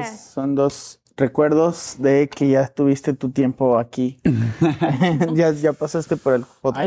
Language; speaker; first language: Spanish; native; Spanish